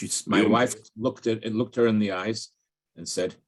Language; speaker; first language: English; native; English